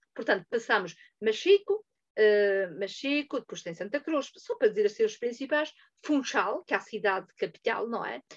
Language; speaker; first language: Portuguese; native; Portuguese